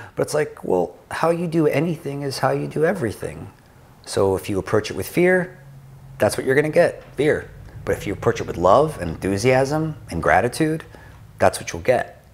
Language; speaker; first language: English; native; English